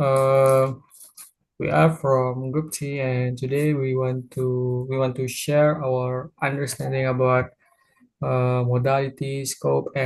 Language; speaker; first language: English; non-native, learner; Indonesian